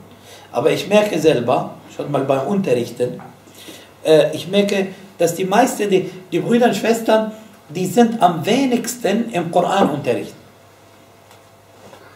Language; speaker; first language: German; non-native, fluent; Arabic